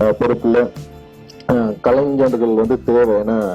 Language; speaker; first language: Tamil; native; Tamil